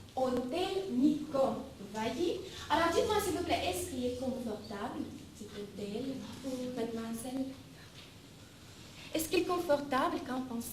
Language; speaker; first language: French; non-native, fluent; Russian